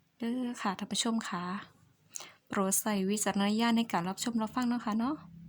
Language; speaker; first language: Thai; native; Thai